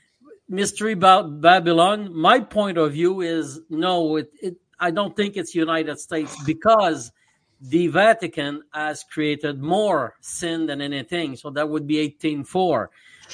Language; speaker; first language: English; native; English